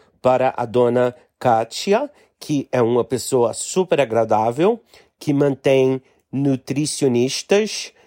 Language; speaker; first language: Portuguese; non-native, fluent; English